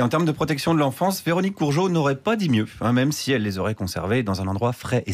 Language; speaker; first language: French; native; French